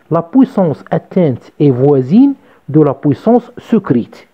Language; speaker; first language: French; non-native, local second language; Arabic